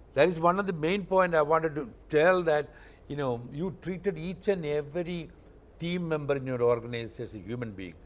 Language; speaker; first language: English; non-native, local second language; Malayalam